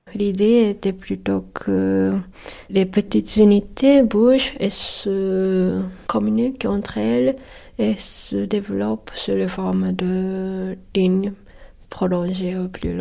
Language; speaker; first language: French; non-native, fluent; Japanese